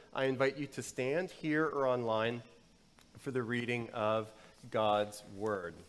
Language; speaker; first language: English; native; English